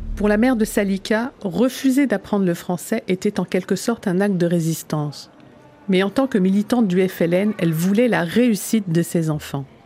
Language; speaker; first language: French; native; French